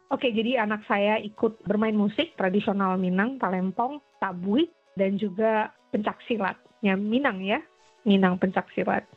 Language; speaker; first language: Indonesian; native; Indonesian